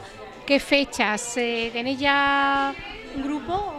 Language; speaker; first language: Spanish; native; Spanish